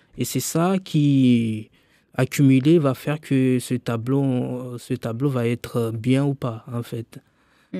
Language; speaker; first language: French; non-native, local second language; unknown